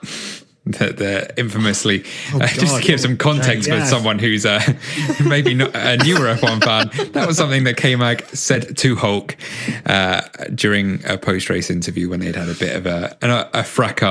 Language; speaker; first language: English; native; English